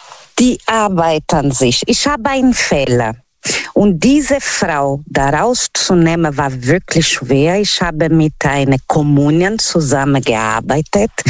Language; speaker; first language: German; non-native, learner; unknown